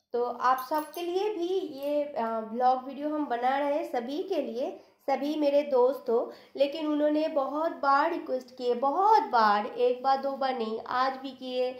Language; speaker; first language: Hindi; non-native, local second language; Bangla